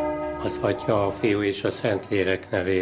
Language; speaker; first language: Hungarian; native; Hungarian